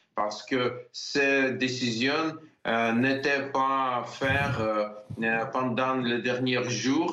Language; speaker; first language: French; non-native, learner; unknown